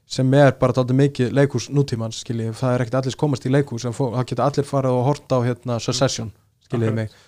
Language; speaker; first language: Icelandic; early bilingual, other home language; Portuguese